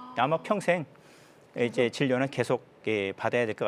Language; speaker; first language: Korean; native; Korean